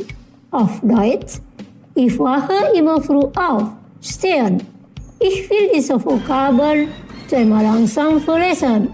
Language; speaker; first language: German; non-native, fluent; Indonesian